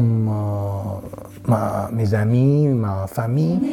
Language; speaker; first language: French; non-native, learner; Arabic